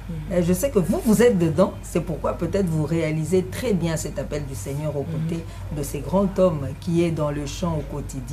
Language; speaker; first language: French; non-native, local second language; Lingala